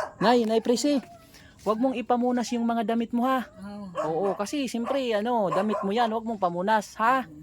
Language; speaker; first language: Filipino; native; Filipino